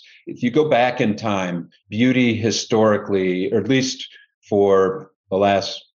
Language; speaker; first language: English; native; English